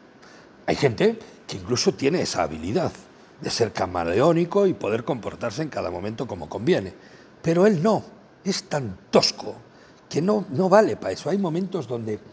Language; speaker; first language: Spanish; native; Spanish